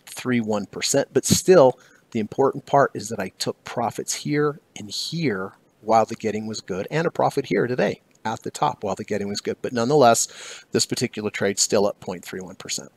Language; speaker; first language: English; native; English